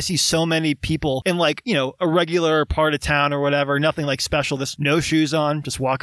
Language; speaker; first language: English; native; English